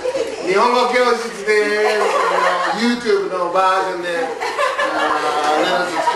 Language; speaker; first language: Japanese; non-native, fluent; English